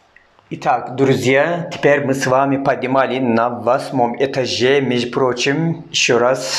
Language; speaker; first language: Russian; non-native, learner; Turkish